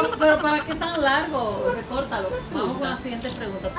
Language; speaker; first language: Spanish; native; Spanish